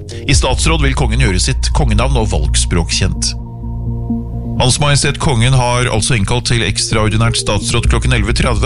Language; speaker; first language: Norwegian; native; Norwegian